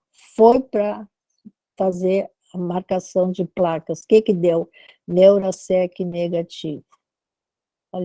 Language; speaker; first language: Portuguese; native; Portuguese